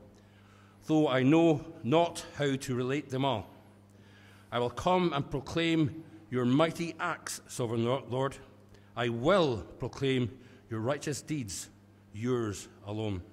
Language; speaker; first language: English; native; English